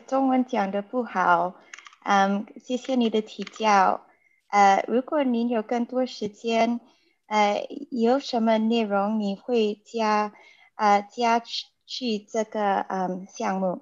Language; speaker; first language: Chinese; non-native, learner; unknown